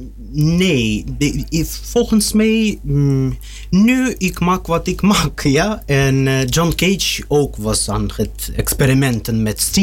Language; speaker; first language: Dutch; non-native, learner; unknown